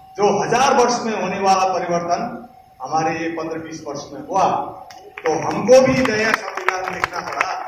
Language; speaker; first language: Hindi; non-native, fluent; Nepali